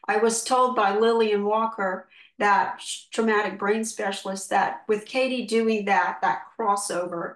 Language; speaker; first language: English; native; English